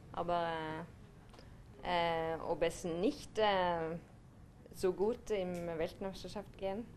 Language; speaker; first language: German; non-native, learner; Norwegian